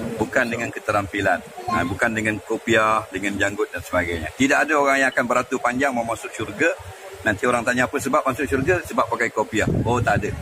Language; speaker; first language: Malay; native; Malay